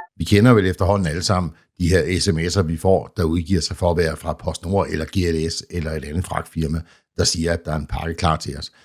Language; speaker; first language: Danish; native; Danish